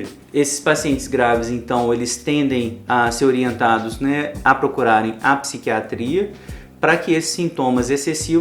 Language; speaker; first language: Portuguese; native; Portuguese